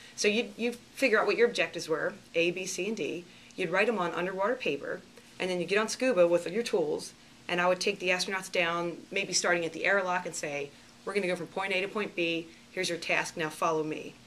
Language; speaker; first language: English; native; English